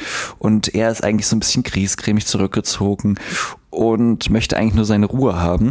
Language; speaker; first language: German; native; German